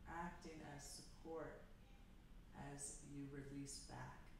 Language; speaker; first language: English; native; English